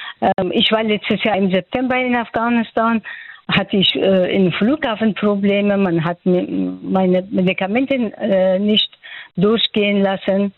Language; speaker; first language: German; non-native, fluent; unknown